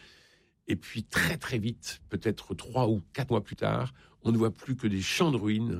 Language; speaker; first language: French; native; French